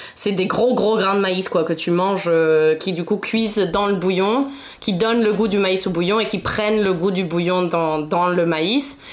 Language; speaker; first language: French; non-native, fluent; Spanish